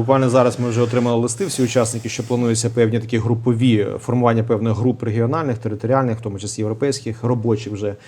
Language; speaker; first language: Ukrainian; native; Ukrainian